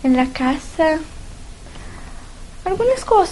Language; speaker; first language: Spanish; non-native, learner; Portuguese